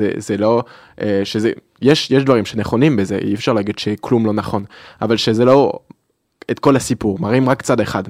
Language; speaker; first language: Hebrew; early bilingual, other home language; French